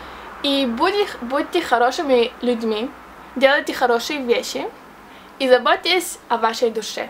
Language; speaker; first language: Russian; early bilingual, heritage; Russian